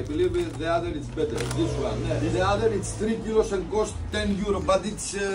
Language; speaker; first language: English; non-native, learner; Greek